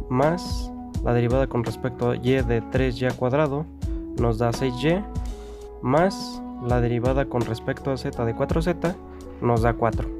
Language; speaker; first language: Spanish; native; Spanish